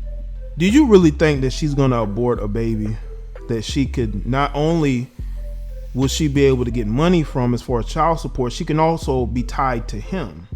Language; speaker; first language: English; native; English